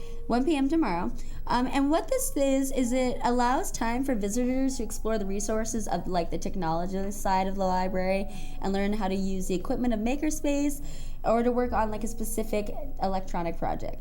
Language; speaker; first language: English; native; English